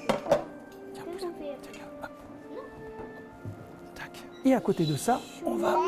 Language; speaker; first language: French; native; French